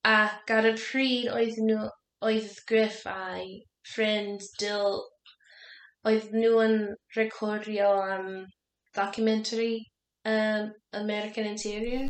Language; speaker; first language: Welsh; non-native, learner; English